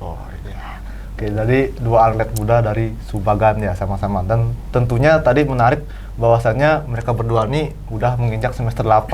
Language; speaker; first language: Indonesian; non-native, local second language; Balinese